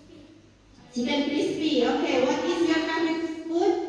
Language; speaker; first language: English; non-native, learner; Indonesian